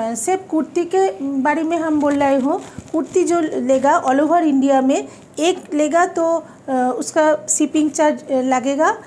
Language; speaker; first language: Hindi; non-native, local second language; Bangla